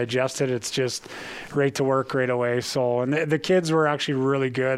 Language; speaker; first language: English; native; English